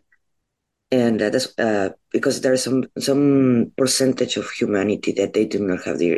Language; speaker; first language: English; non-native, fluent; Spanish